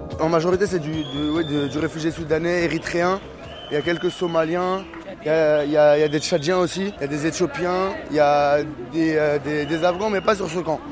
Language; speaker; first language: French; native; French